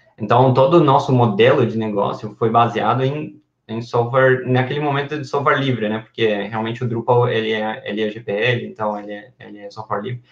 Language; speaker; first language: Portuguese; non-native, fluent; Spanish